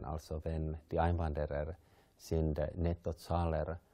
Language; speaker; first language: German; non-native, fluent; Finnish